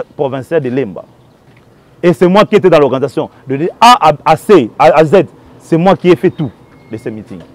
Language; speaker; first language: French; non-native, local second language; Lingala